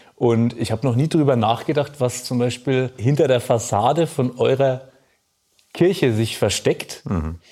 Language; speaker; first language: German; native; German